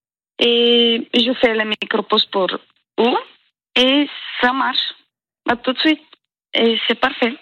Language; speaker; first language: French; non-native, learner; Bulgarian